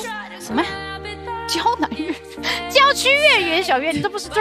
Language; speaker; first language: Chinese; native; Chinese